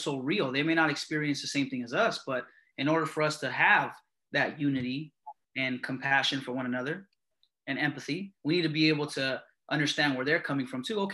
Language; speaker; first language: English; native; English